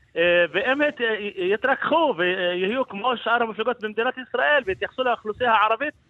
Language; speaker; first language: Hebrew; non-native, local second language; Arabic